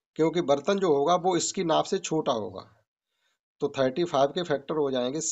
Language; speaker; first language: Hindi; native; Hindi